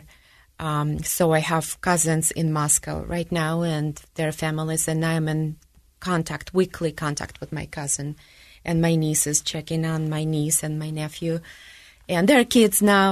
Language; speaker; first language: English; non-native, fluent; Russian